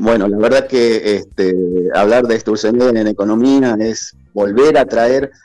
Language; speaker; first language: Spanish; native; Spanish